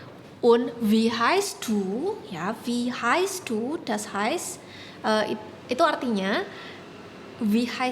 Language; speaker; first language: German; non-native, learner; Indonesian